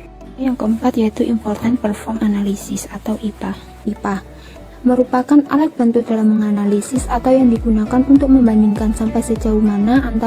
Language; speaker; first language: Indonesian; native; Indonesian